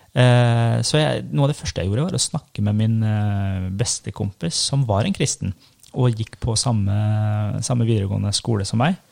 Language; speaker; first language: Norwegian; early bilingual, other home language; Persian